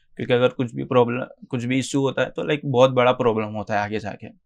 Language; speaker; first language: Hindi; non-native, local second language; Gujarati